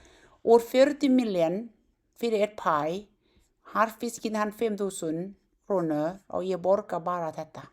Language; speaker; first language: Icelandic; non-native, learner; Thai